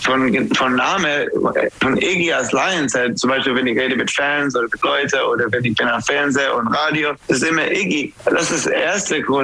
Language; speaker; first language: German; non-native, fluent; English